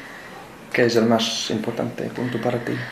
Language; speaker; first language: Spanish; non-native, learner; English